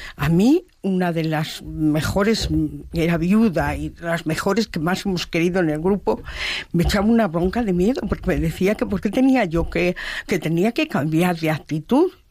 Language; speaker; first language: Spanish; native; Spanish